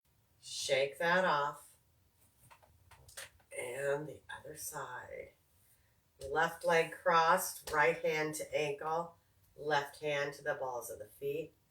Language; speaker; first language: English; native; English